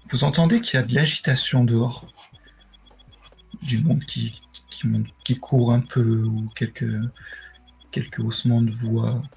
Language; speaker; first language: French; native; French